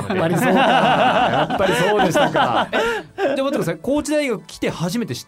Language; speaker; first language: Japanese; native; Japanese